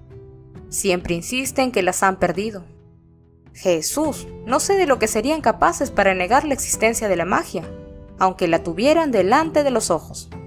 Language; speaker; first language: Spanish; native; Spanish